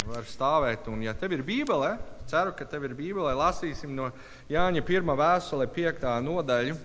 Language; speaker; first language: Latvian; non-native, learner; English